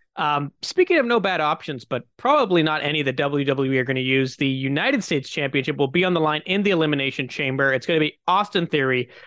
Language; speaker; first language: English; native; English